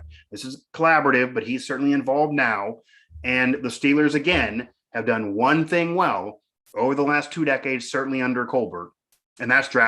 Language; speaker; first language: English; native; English